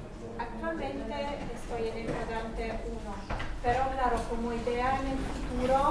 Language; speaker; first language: Spanish; non-native, fluent; Italian